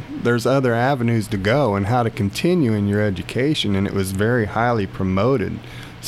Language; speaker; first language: English; native; English